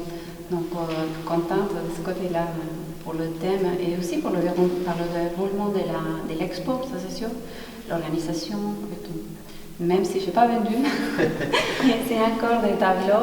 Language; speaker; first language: French; non-native, fluent; Spanish